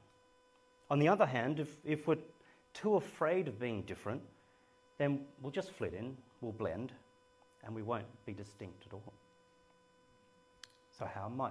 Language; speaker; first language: English; native; English